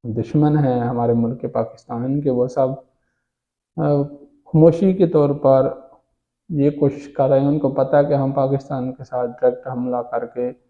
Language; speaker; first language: Urdu; native; Urdu